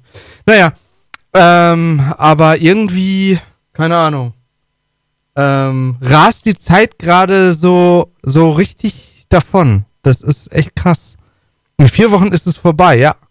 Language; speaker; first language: German; native; German